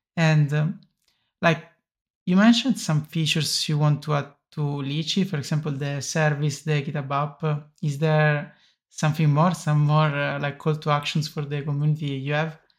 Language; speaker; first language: English; non-native, fluent; Italian